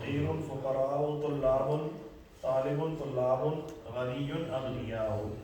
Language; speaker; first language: Arabic; non-native, fluent; Urdu